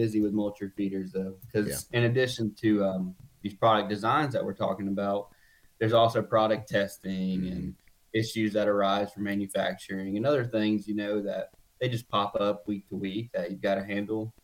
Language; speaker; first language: English; native; English